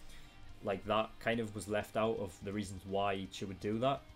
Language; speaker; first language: English; native; English